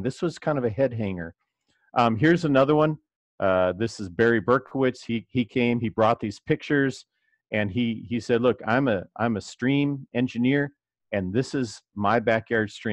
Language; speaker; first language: English; native; English